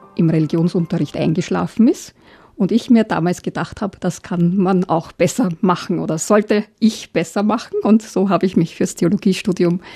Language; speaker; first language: German; native; German